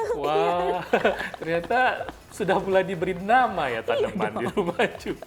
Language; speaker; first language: Indonesian; native; Indonesian